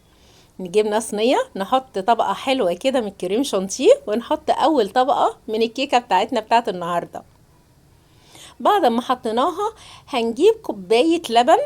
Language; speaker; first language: Arabic; native; Arabic